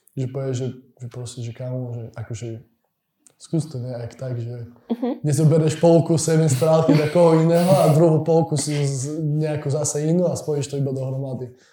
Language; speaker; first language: Slovak; native; Slovak